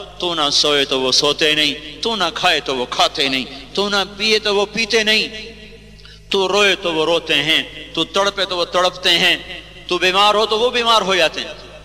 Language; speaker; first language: Urdu; non-native, local second language; Punjabi